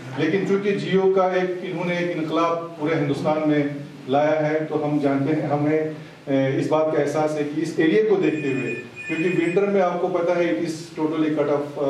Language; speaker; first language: Hindi; non-native, local second language; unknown